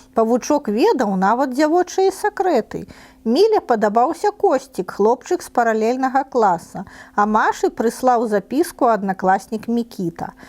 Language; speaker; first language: Belarusian; non-native, local second language; Russian